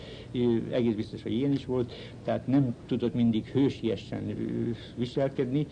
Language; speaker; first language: Hungarian; native; Hungarian